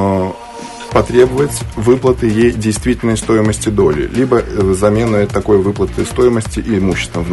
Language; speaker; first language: Russian; native; Russian